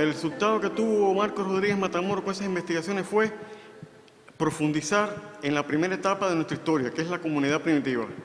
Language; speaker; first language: Spanish; native; Spanish